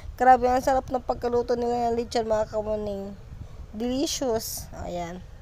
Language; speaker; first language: Filipino; native; Filipino